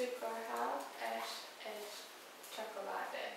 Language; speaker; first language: Hungarian; non-native, learner; English